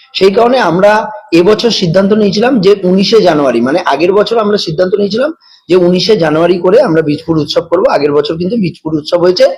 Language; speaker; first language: Bangla; native; Bangla